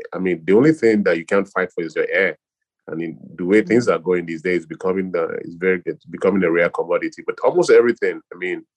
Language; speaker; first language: English; non-native, local second language; Yoruba